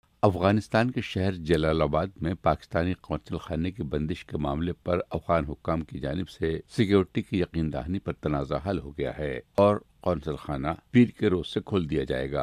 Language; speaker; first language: Urdu; native; Urdu